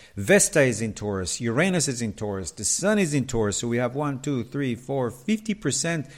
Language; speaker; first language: English; non-native, fluent; Hebrew